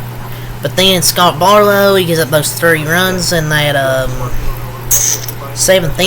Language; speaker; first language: English; native; English